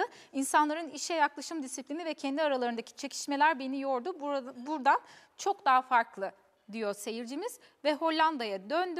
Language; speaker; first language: Turkish; native; Turkish